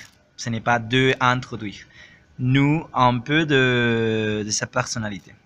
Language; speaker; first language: French; non-native, learner; Spanish